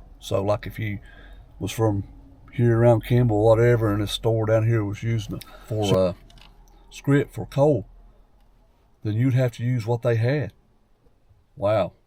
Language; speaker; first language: English; native; English